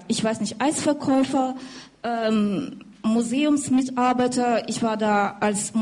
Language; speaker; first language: German; non-native, fluent; Russian